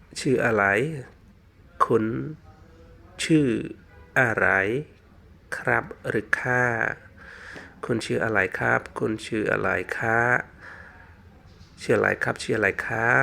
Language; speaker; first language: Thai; non-native, fluent; Khmer